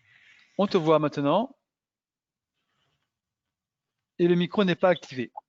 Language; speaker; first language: French; native; French